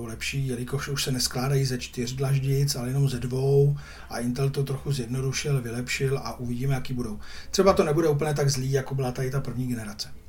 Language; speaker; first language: Czech; native; Czech